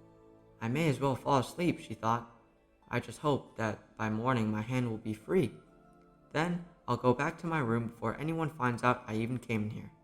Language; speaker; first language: English; native; English